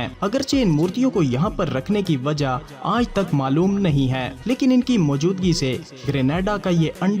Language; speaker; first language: Urdu; native; Urdu